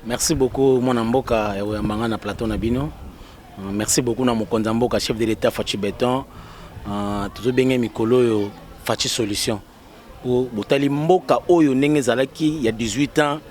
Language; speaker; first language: Lingala; non-native, local second language; Kituba (Democratic Republic of Congo)